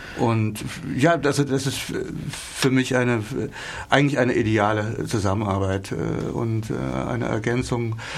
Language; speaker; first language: German; native; German